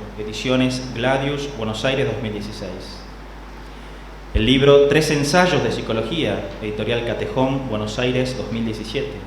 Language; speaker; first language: Spanish; native; Spanish